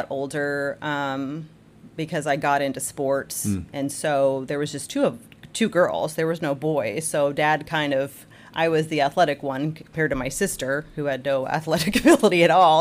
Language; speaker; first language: English; native; English